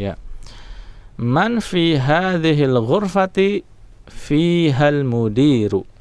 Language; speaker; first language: Arabic; non-native, fluent; Indonesian